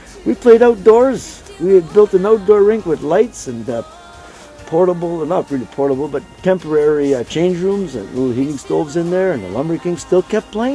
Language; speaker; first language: English; native; English